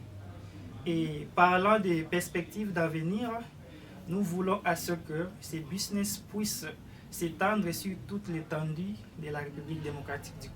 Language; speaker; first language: French; non-native, local second language; Lingala